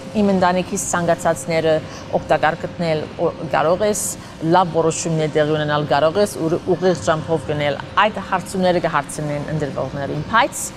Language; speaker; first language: Armenian; early bilingual, heritage; Armenian